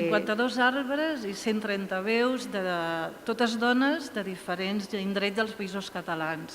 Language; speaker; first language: Catalan; native; Catalan